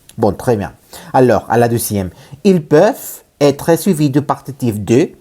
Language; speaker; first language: French; non-native, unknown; Spanish